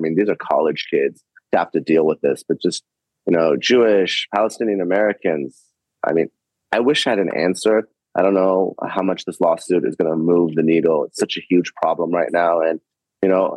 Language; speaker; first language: English; native; English